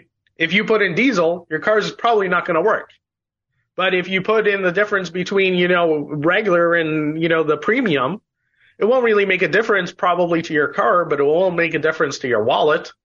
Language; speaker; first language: English; native; English